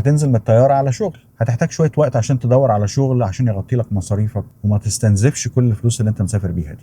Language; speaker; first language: Arabic; native; Arabic